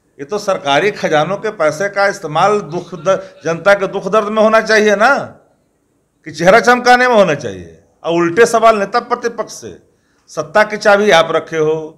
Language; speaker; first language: Hindi; native; Hindi